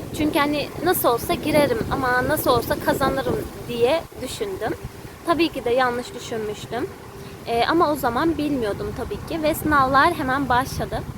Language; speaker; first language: Turkish; early bilingual, heritage; Uzbek